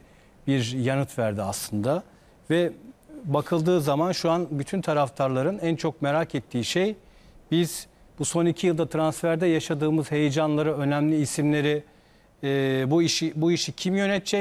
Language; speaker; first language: Turkish; native; Turkish